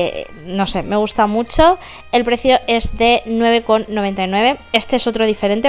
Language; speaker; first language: Spanish; native; Spanish